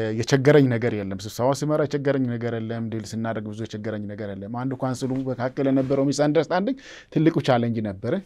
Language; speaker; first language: Amharic; non-native, local second language; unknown